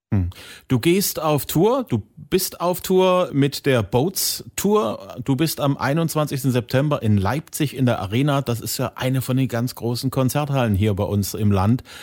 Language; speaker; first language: German; native; German